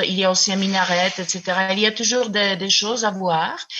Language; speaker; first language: French; non-native, fluent; Czech